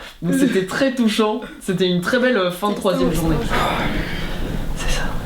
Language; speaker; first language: French; native; French